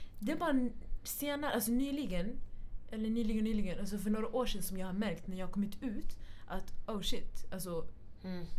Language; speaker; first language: Swedish; early bilingual, other home language; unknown